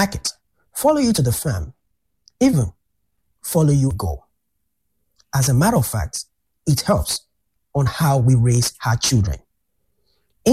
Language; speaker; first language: English; non-native, local second language; Yoruba